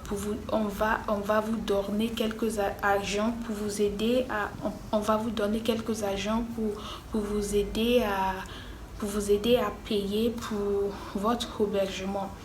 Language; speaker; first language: French; non-native, learner; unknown